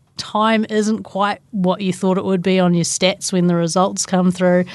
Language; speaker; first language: English; native; English